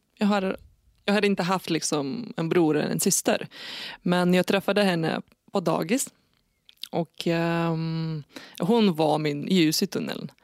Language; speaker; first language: Swedish; non-native, fluent; Lithuanian